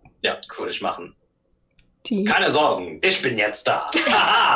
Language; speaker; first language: German; non-native, learner; English